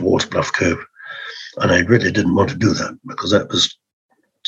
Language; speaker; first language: English; native; English